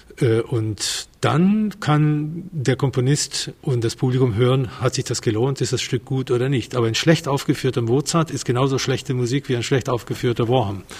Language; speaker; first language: German; non-native, fluent; Spanish